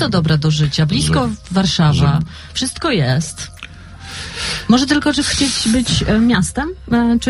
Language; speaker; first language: Polish; native; Polish